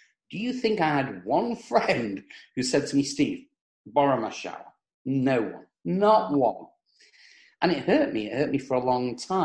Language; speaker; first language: English; native; English